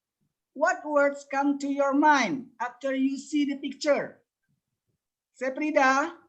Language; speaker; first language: English; non-native, learner; Indonesian